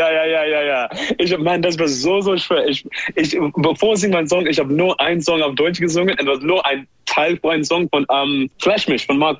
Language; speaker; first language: German; non-native, learner; English